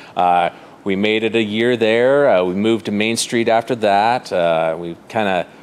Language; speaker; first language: English; native; English